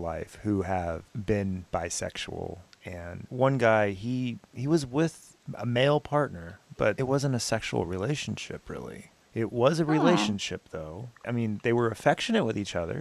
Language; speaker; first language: English; native; English